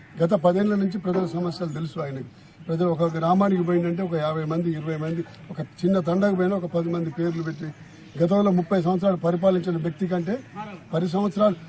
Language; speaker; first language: Telugu; native; Telugu